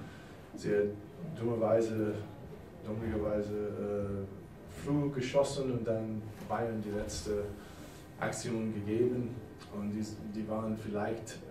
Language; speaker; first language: German; non-native, fluent; English